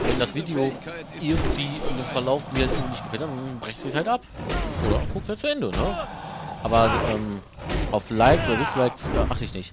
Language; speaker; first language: German; native; German